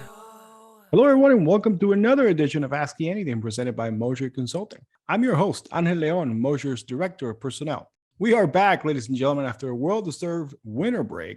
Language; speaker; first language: English; native; English